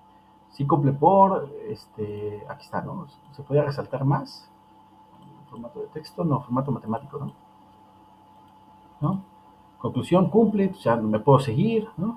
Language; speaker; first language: Spanish; native; Spanish